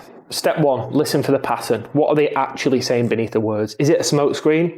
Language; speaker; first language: English; native; English